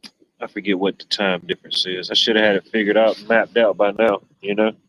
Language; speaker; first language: English; native; English